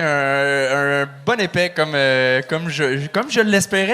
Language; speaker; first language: French; native; French